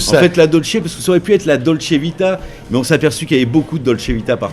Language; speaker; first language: French; native; French